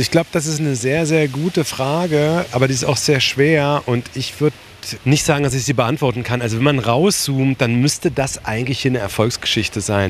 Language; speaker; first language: German; native; German